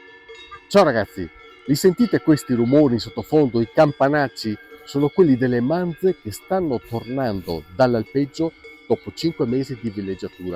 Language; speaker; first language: Italian; native; Italian